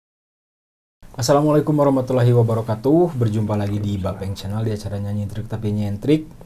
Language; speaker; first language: Indonesian; non-native, local second language; Sundanese